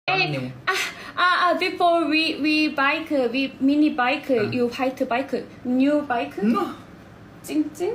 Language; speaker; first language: English; non-native, learner; Korean